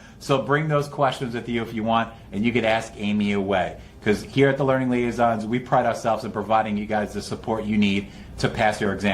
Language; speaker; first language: English; native; English